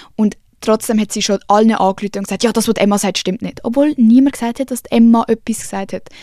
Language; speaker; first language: German; early bilingual, other home language; Swiss German